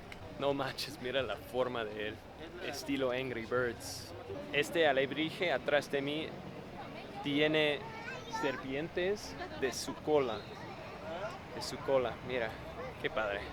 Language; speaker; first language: Spanish; non-native, fluent; English